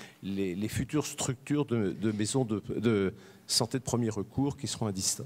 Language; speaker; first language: French; native; French